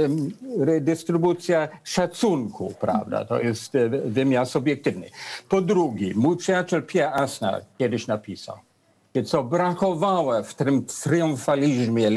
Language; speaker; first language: Polish; non-native, fluent; English